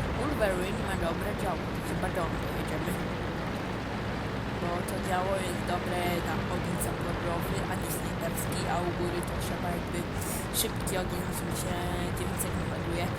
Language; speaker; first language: Polish; native; Polish